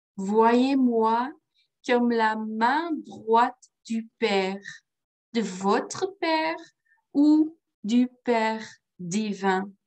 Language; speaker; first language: French; non-native, fluent; Dutch